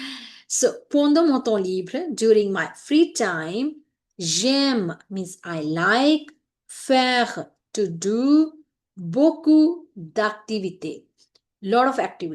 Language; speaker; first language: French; non-native, fluent; Hindi